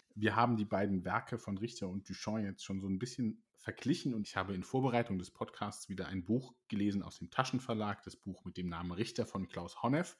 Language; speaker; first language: German; native; German